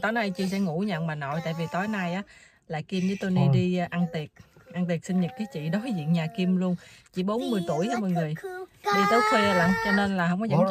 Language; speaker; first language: Vietnamese; native; Vietnamese